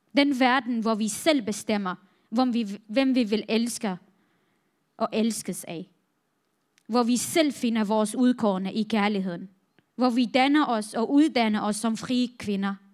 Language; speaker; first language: Danish; non-native, fluent; Central Kurdish